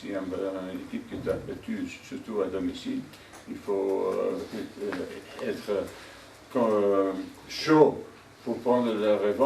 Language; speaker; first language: French; non-native, fluent; Dutch